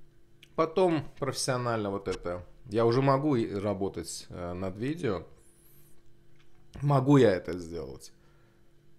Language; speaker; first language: Russian; non-native, local second language; Azerbaijani